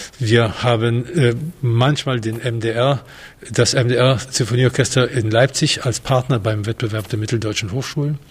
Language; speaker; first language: German; non-native, fluent; Spanish